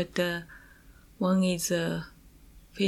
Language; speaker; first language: English; non-native, learner; Japanese